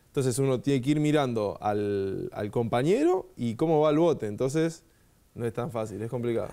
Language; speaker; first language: Spanish; native; Spanish